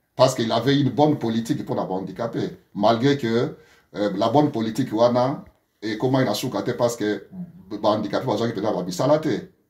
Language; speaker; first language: French; non-native, local second language; Lingala